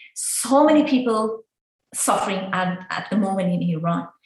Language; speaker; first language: English; non-native, fluent; Persian